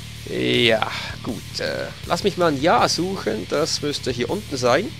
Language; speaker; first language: German; native; German